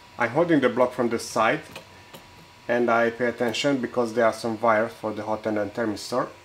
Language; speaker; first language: English; non-native, fluent; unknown